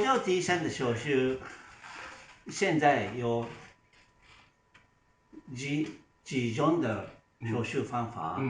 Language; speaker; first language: Chinese; non-native, learner; Japanese